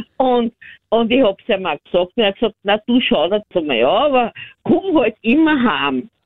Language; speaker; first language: German; native; German